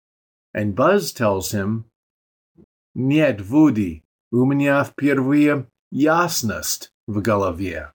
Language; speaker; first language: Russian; non-native, fluent; English